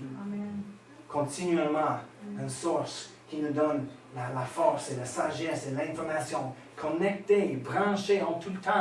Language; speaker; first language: French; non-native, fluent; English